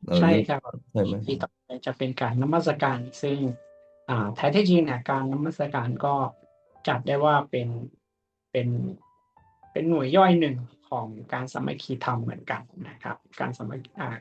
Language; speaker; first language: Thai; native; Thai